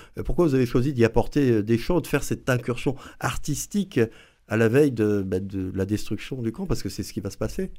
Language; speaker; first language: French; native; French